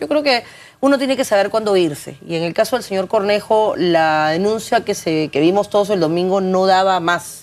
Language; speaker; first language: Spanish; native; Spanish